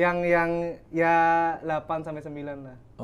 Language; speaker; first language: Indonesian; native; Indonesian